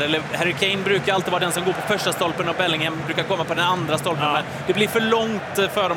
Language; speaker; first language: Swedish; native; Swedish